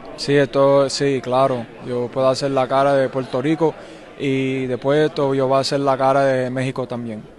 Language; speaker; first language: Spanish; early bilingual, heritage; English